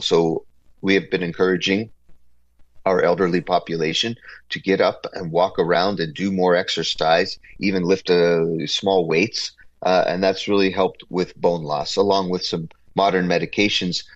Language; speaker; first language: English; native; English